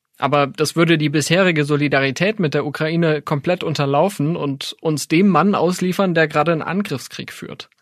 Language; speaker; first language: German; native; German